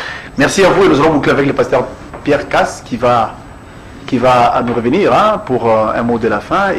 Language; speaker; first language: French; non-native, local second language; Lingala